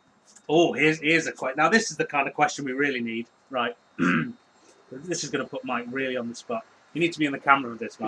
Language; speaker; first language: English; native; English